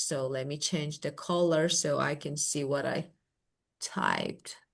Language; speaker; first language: English; non-native, fluent; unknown